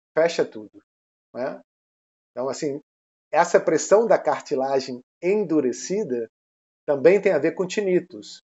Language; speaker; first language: Portuguese; non-native, fluent; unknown